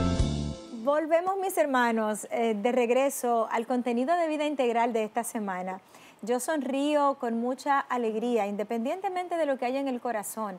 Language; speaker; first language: Spanish; native; Spanish